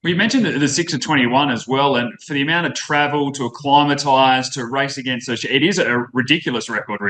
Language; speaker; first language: English; native; English